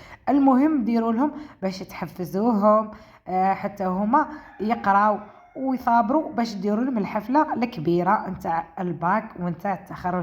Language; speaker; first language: Arabic; native; Arabic